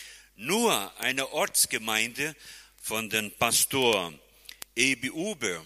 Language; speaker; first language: German; non-native, fluent; Portuguese